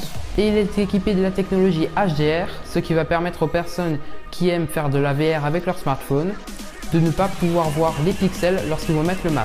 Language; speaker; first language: French; native; French